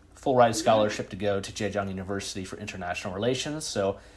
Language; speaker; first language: English; native; English